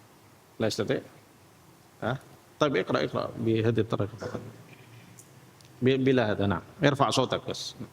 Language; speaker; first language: Arabic; non-native, fluent; Indonesian